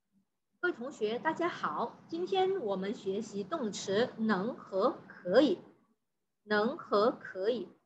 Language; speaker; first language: Chinese; non-native, fluent; Indonesian